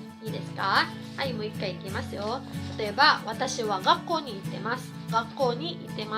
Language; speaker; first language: Japanese; non-native, fluent; Cebuano